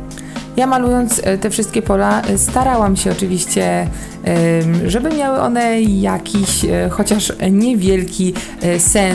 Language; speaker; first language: Polish; native; Polish